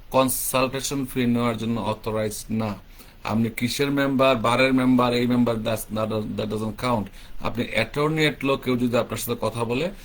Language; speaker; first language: Bangla; native; Bangla